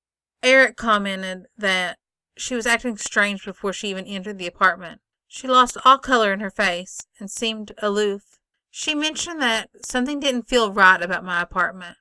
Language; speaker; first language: English; native; English